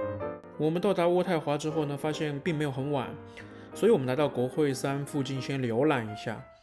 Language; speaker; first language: Chinese; native; Chinese